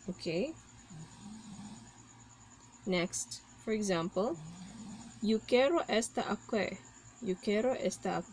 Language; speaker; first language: Spanish; non-native, learner; Cebuano